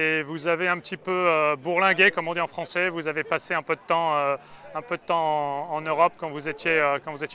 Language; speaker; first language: French; native; French